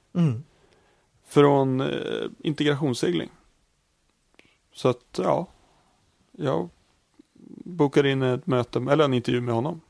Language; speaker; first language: Swedish; native; Swedish